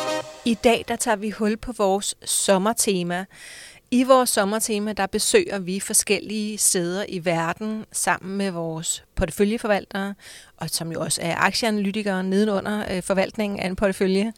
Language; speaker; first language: Danish; native; Danish